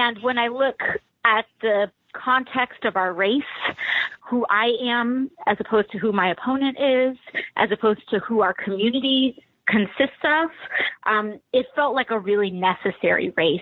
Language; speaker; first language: English; native; English